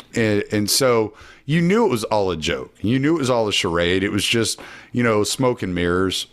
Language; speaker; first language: English; native; English